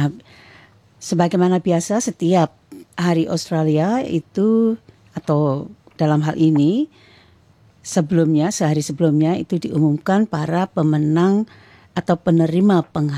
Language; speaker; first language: Indonesian; native; Indonesian